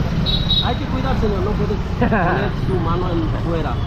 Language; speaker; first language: Spanish; non-native, learner; Hindi